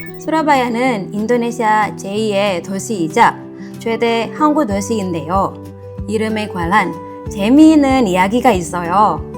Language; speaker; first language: Korean; non-native, fluent; Indonesian